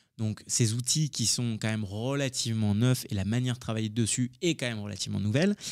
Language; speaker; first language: French; early bilingual, other home language; Hindi